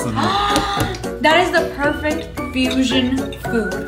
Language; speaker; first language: English; early bilingual, heritage; English